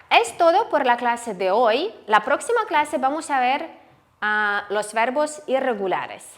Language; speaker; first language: Spanish; non-native, fluent; Ukrainian